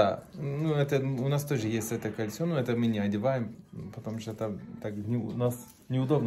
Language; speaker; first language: Russian; non-native, learner; Turkish